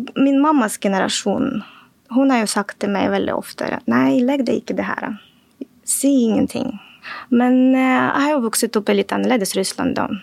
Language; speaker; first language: Norwegian; non-native, fluent; Russian